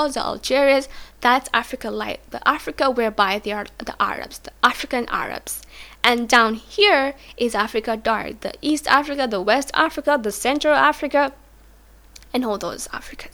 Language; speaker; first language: English; non-native, local second language; Swahili